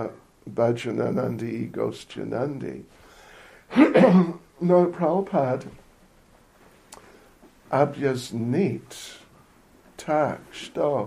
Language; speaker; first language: Russian; non-native, learner; English